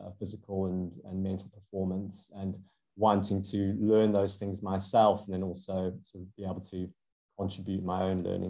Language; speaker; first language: English; native; English